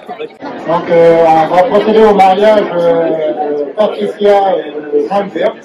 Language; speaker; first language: French; native; French